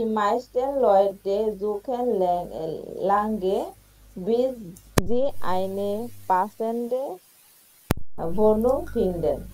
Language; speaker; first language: German; non-native, learner; Bangla